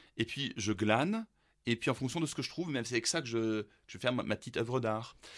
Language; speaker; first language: French; early bilingual, other home language; German